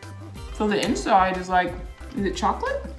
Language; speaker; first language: English; native; English